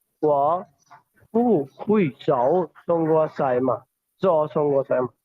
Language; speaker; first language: Chinese; non-native, learner; Hindi